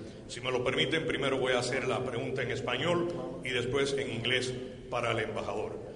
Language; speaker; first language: Spanish; early bilingual, heritage; Spanish